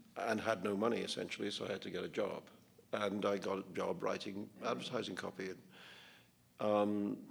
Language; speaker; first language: English; non-native, local second language; Urdu